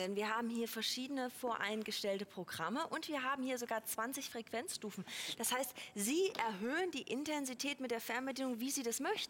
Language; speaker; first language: German; native; German